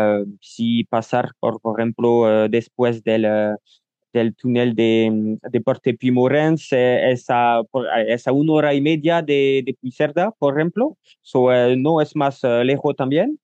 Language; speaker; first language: Spanish; non-native, learner; French